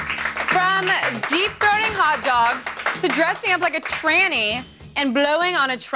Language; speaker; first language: English; native; English